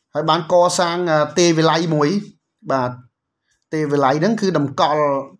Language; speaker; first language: Khmer; native; Khmer